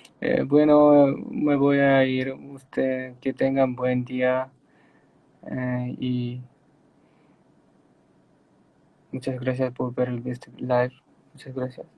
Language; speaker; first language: Spanish; non-native, learner; Korean